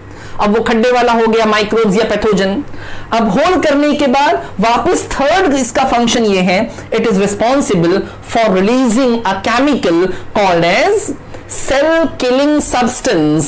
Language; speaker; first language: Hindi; native; Hindi